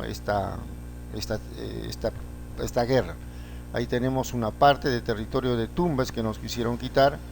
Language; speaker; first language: Spanish; native; Spanish